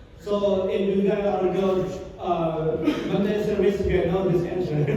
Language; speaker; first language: English; non-native, learner; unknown